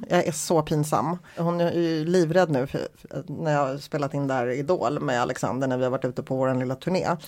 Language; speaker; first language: Swedish; early bilingual, other home language; Polish